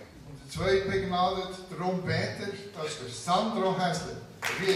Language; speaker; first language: German; native; German